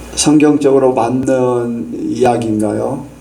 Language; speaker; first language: Korean; native; Korean